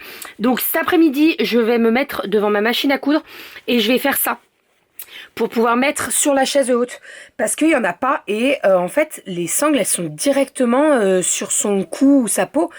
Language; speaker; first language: French; native; French